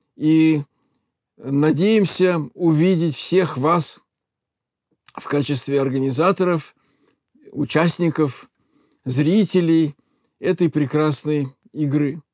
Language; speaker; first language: Russian; native; Russian